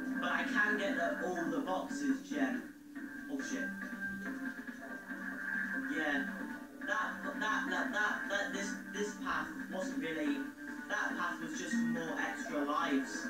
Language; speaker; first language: English; native; English